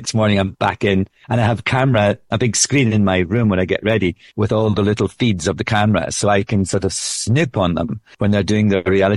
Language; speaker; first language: English; native; English